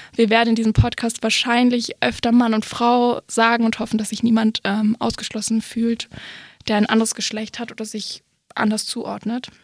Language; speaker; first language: German; native; German